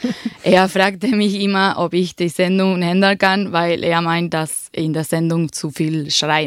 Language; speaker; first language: German; non-native, fluent; Spanish